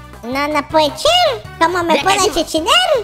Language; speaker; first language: Spanish; native; Spanish